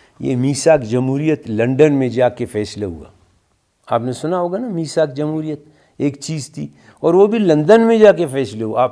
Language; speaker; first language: Urdu; non-native, local second language; Brahui